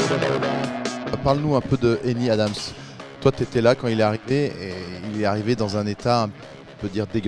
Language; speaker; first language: French; native; French